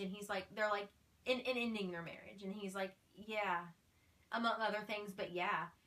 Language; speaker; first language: English; native; English